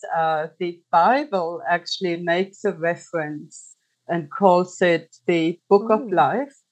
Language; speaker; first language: English; non-native, fluent; German